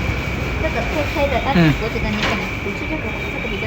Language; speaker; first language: Chinese; non-native, learner; Vietnamese